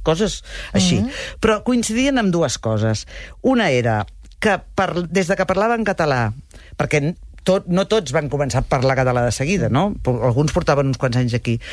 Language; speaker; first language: Catalan; native; Catalan